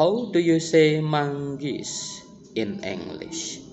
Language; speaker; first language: English; non-native, fluent; Indonesian